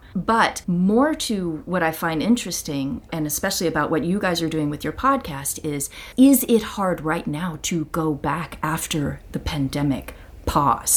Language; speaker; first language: English; native; English